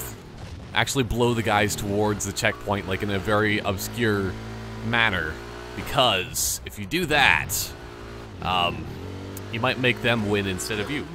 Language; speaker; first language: English; native; English